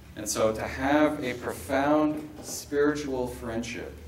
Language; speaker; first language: English; native; English